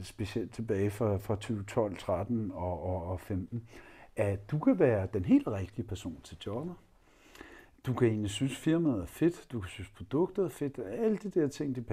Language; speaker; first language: Danish; native; Danish